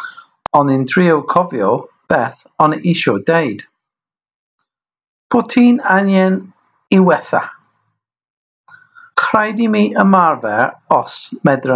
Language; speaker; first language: Welsh; non-native, learner; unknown